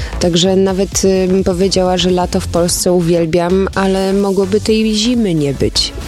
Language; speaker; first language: Polish; early bilingual, other home language; German